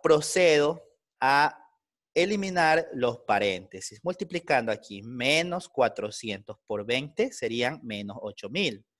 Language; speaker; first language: Spanish; native; Spanish